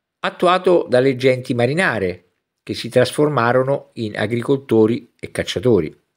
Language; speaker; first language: Italian; native; Italian